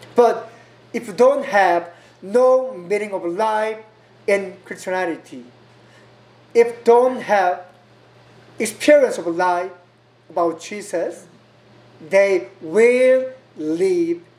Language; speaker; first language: English; non-native, learner; Korean